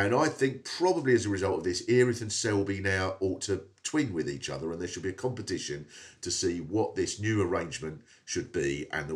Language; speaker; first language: English; native; English